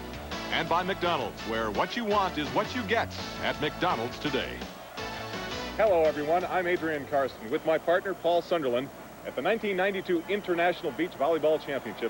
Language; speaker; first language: English; native; English